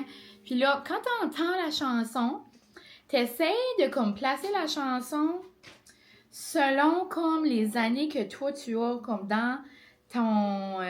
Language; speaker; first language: French; native; French